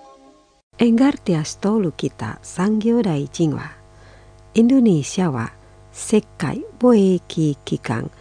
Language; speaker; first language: Japanese; non-native, fluent; Indonesian